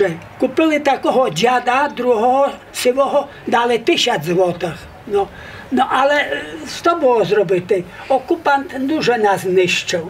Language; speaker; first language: Polish; non-native, local second language; Rusyn